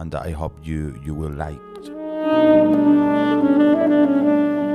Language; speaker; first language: English; non-native, fluent; Spanish